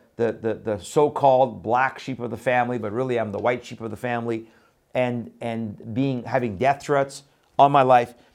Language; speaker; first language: English; non-native, fluent; Persian